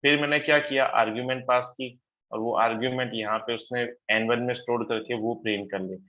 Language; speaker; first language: Hindi; non-native, local second language; Gujarati